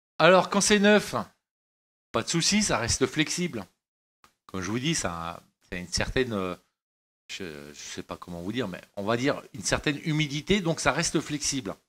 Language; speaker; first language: French; native; French